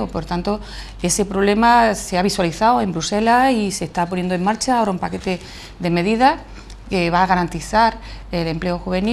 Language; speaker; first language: Spanish; native; Spanish